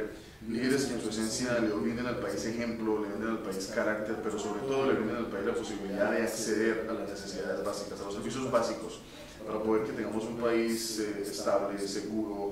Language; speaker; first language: Spanish; native; Spanish